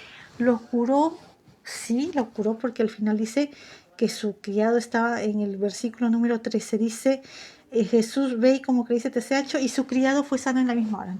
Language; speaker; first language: Spanish; native; Spanish